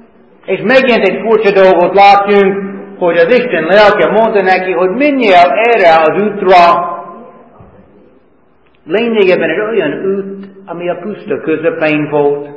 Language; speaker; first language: Hungarian; non-native, fluent; English